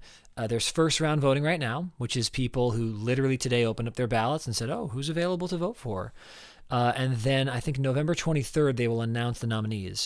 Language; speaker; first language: English; native; English